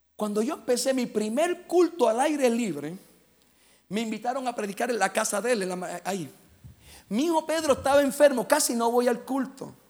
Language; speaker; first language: Spanish; native; Spanish